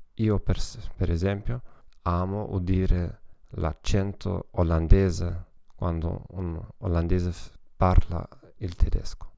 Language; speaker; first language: Italian; non-native, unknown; German